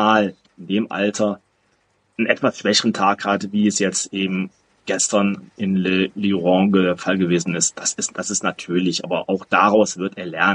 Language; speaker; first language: German; native; German